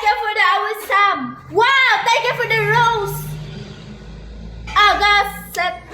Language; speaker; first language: English; non-native, local second language; Cebuano